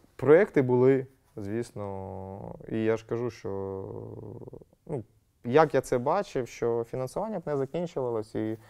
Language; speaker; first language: Ukrainian; native; Ukrainian